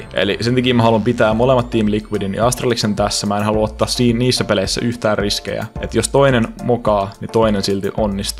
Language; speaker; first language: Finnish; native; Finnish